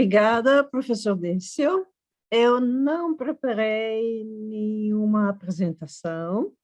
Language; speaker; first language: Portuguese; non-native, fluent; Italian